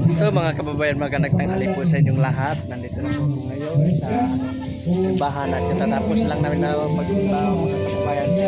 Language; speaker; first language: Filipino; non-native, local second language; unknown